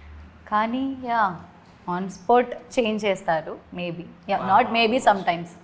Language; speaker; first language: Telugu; non-native, learner; Malayalam